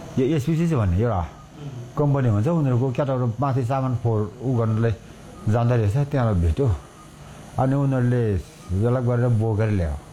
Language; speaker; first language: Nepali; non-native, local second language; Sherpa